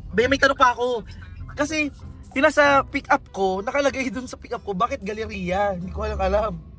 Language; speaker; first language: Filipino; native; Filipino